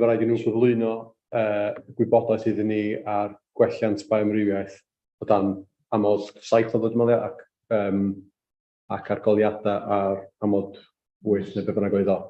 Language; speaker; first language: Welsh; native; Welsh